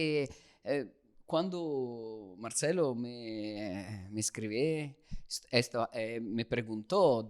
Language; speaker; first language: Portuguese; non-native, learner; Italian